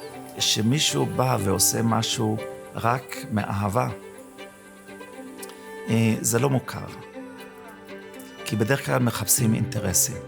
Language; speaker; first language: Hebrew; early bilingual, other home language; German